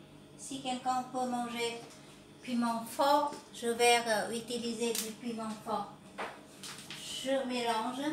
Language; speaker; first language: French; non-native, learner; Vietnamese